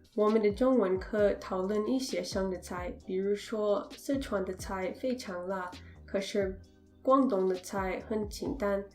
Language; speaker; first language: Chinese; non-native, learner; English